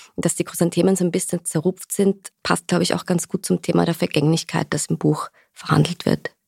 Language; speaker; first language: German; native; German